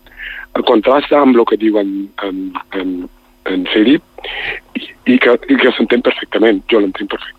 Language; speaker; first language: Catalan; non-native, fluent; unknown